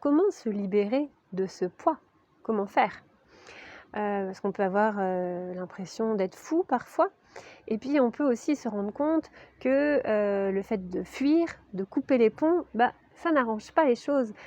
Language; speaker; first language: French; native; French